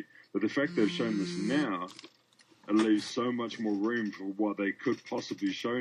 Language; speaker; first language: English; native; English